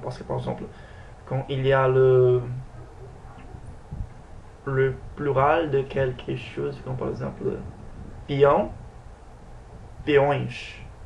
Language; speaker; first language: French; non-native, fluent; Portuguese